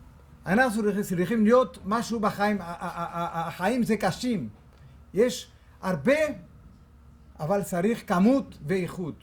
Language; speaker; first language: Hebrew; non-native, fluent; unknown